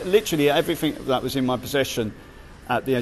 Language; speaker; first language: English; native; English